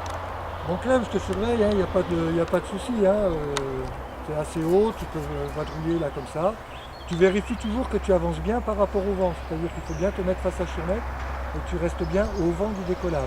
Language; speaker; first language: French; native; French